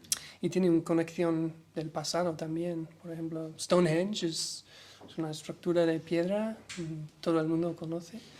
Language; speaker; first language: Spanish; non-native, learner; English